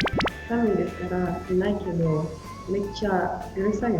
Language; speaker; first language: Japanese; non-native, learner; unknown